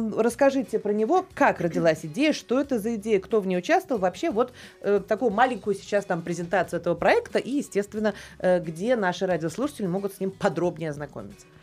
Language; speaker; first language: Russian; native; Russian